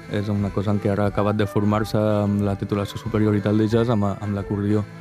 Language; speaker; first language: Catalan; non-native, local second language; Spanish